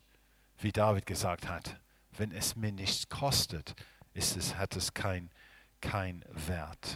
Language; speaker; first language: German; non-native, fluent; English